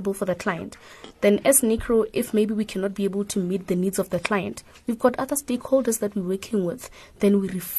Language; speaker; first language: English; non-native, local second language; Northern Sotho